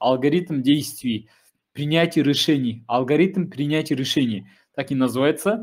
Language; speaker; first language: Russian; non-native, local second language; Kazakh